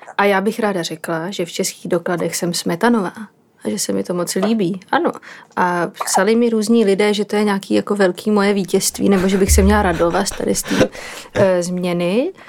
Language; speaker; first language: Czech; native; Czech